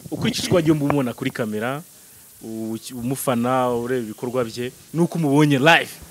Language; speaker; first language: Kinyarwanda; native; Kinyarwanda